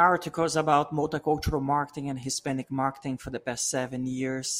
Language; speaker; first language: English; non-native, fluent; Portuguese